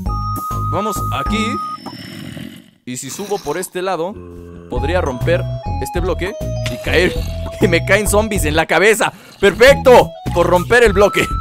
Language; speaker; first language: Spanish; native; Spanish